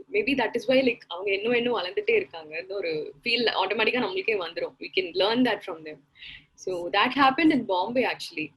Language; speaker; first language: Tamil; non-native, local second language; Malayalam